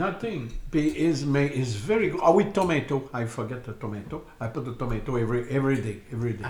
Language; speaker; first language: English; non-native, learner; French